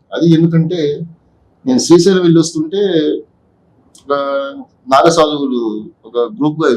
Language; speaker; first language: Telugu; native; Telugu